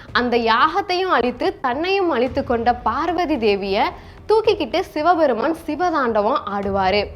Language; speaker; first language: Tamil; native; Tamil